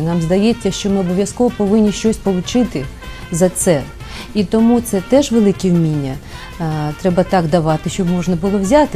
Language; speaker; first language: Ukrainian; non-native, local second language; Russian